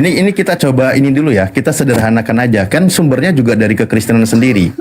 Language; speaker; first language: Indonesian; native; Indonesian